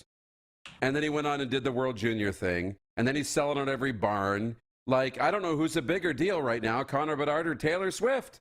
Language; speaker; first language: English; native; English